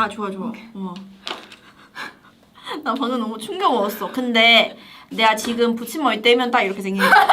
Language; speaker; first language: Korean; non-native, fluent; Chinese